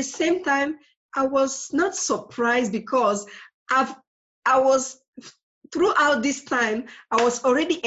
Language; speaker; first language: English; non-native, local second language; French